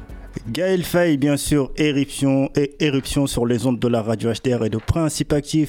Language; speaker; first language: French; native; French